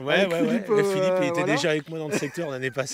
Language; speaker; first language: French; native; French